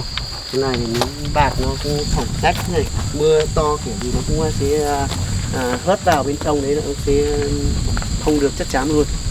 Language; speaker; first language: Vietnamese; native; Vietnamese